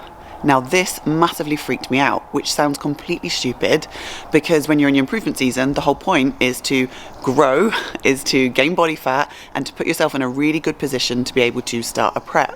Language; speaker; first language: English; native; English